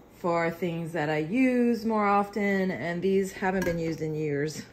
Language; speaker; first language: English; native; English